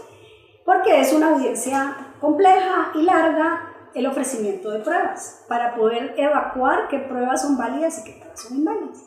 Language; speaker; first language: Spanish; native; Spanish